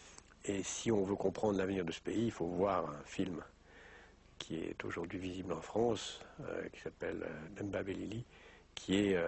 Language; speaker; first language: French; native; French